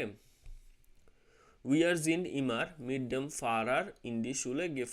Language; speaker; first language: German; non-native, learner; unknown